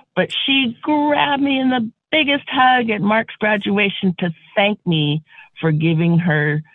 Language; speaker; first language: English; native; English